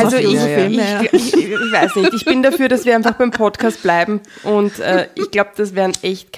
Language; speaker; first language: German; native; German